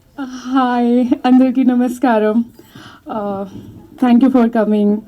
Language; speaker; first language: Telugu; non-native, learner; Hindi